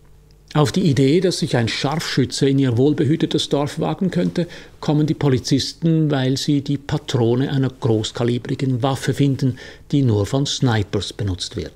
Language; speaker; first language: German; native; German